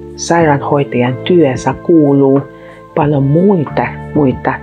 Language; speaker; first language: Finnish; non-native, fluent; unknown